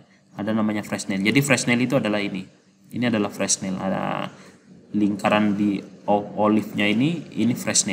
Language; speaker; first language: Indonesian; native; Indonesian